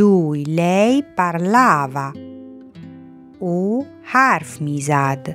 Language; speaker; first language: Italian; non-native, fluent; Persian